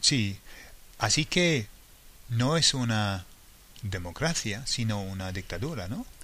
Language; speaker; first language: Spanish; non-native, fluent; English